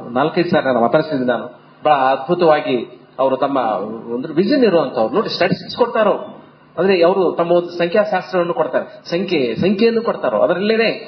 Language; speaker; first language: Kannada; native; Kannada